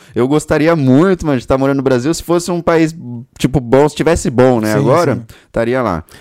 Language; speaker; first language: Portuguese; native; Portuguese